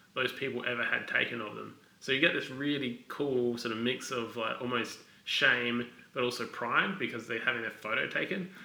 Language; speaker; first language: English; native; English